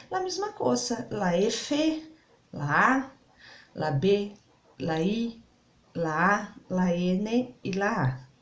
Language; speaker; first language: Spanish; non-native, learner; Portuguese